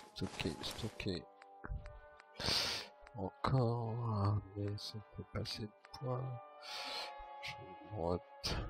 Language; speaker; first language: French; native; French